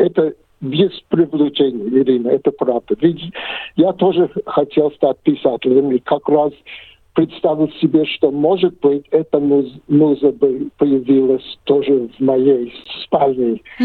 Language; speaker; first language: Russian; non-native, fluent; English